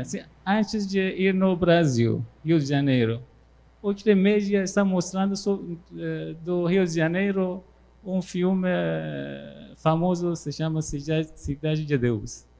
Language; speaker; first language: Portuguese; non-native, learner; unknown